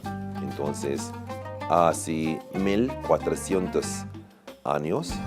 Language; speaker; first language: Spanish; non-native, fluent; Arabic